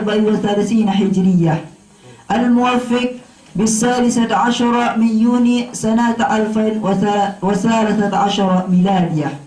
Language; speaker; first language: Arabic; non-native, fluent; Indonesian